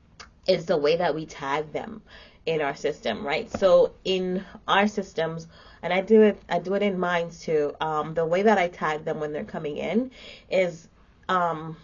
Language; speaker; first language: English; native; English